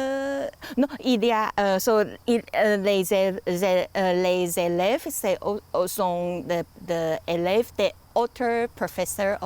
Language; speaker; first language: French; non-native, learner; Chinese